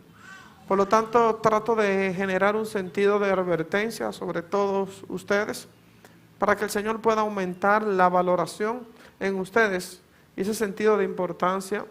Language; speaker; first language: Spanish; native; Spanish